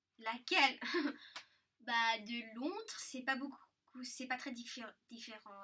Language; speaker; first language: French; early bilingual, heritage; English